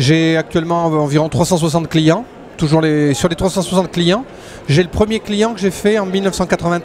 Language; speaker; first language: French; native; French